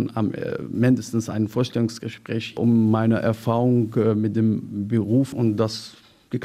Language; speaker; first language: German; non-native, learner; Arabic